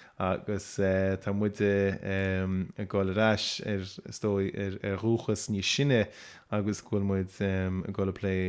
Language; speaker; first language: Irish; native; Irish